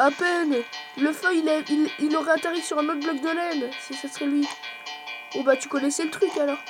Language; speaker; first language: French; native; French